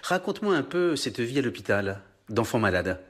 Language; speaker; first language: French; native; French